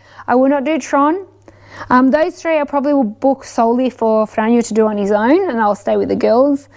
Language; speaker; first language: English; native; English